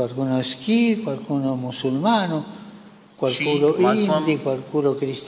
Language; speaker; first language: Italian; non-native, fluent; Spanish